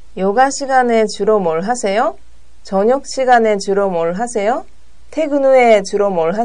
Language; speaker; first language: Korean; non-native, learner; Japanese